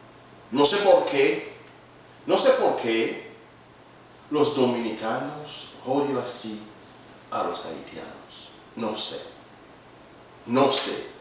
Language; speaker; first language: Spanish; non-native, learner; Haitian Creole